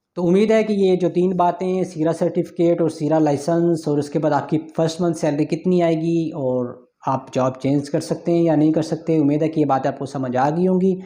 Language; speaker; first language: Urdu; non-native, local second language; Punjabi